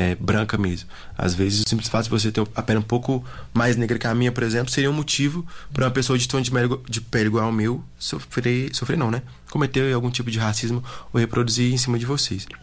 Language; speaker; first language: Portuguese; native; Portuguese